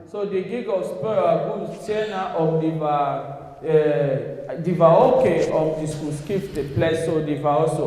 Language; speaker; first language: Danish; non-native, fluent; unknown